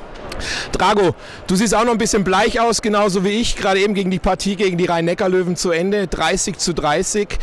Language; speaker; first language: German; native; German